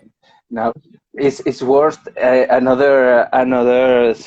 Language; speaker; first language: English; non-native, learner; Spanish